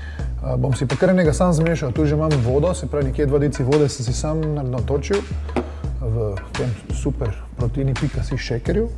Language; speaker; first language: Slovenian; native; Slovenian